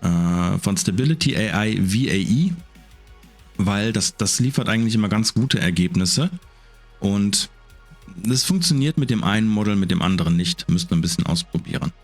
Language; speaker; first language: German; native; German